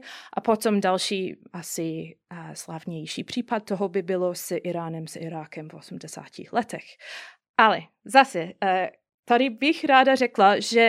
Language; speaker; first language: Czech; non-native, fluent; English